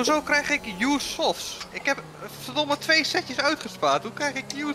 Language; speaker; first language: Dutch; native; Dutch